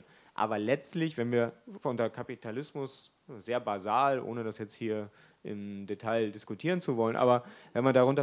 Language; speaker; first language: German; native; German